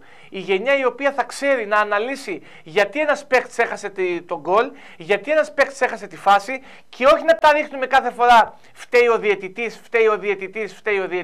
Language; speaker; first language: Greek; native; Greek